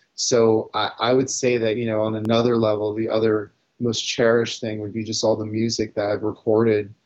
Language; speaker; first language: English; native; English